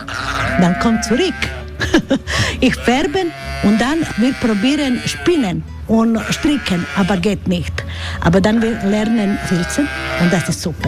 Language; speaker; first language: German; non-native, learner; Croatian